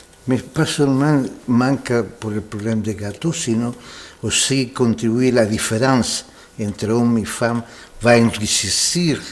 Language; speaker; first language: French; non-native, fluent; Spanish